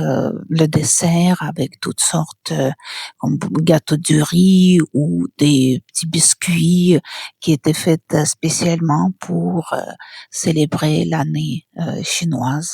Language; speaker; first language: French; non-native, fluent; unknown